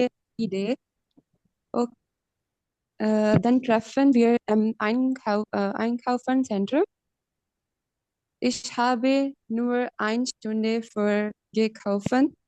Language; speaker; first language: German; non-native, learner; Urdu